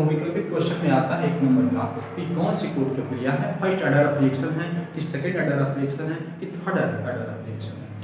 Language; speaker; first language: Hindi; native; Hindi